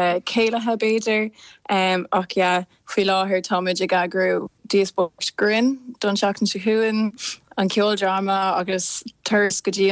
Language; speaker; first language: Irish; non-native, local second language; English